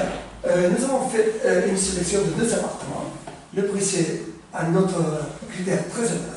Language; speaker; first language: French; non-native, learner; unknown